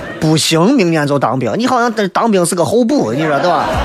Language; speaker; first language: Chinese; native; Chinese